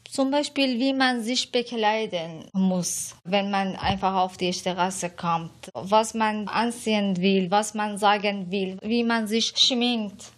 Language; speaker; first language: German; non-native, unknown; Persian